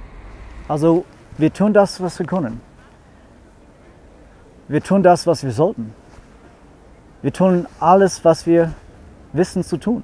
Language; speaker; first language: German; non-native, fluent; English